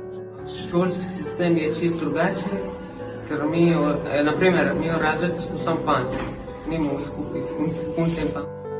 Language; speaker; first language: Slovenian; non-native, learner; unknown